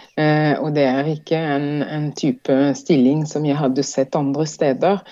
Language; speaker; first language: Norwegian; non-native, fluent; French